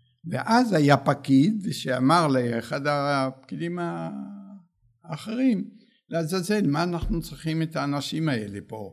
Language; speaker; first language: Hebrew; early bilingual, other home language; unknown